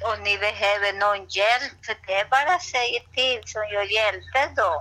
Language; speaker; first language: Swedish; non-native, learner; Spanish